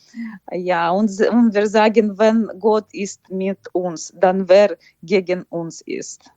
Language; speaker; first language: German; non-native, fluent; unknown